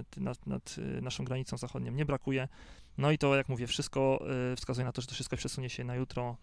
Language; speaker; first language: Polish; native; Polish